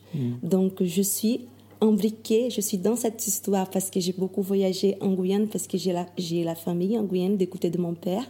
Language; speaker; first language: French; non-native, fluent; Portuguese